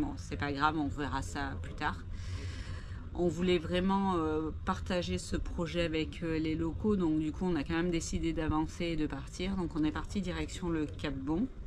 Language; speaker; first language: French; native; French